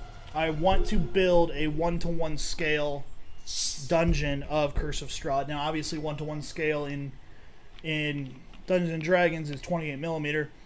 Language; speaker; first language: English; native; English